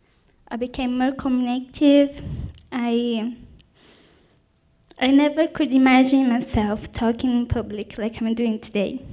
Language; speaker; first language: English; non-native, fluent; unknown